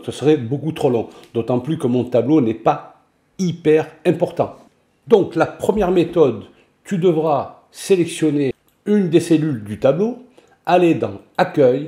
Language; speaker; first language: French; native; French